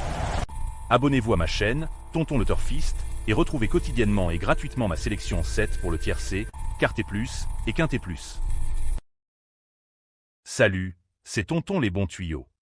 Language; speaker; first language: French; native; French